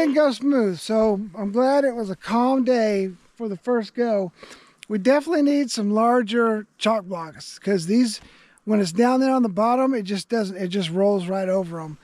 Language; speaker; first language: English; native; English